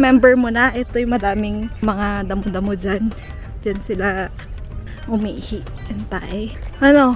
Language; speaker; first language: Filipino; native; Filipino